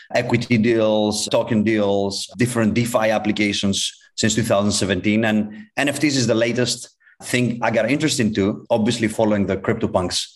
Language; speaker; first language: English; non-native, fluent; Greek